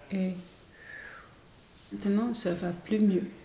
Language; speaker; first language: French; non-native, learner; Dutch